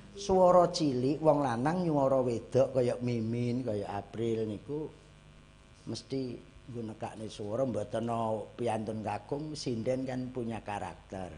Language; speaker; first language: Javanese; native; Javanese